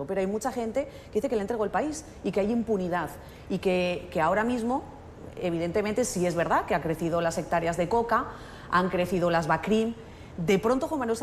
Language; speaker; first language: Spanish; native; Spanish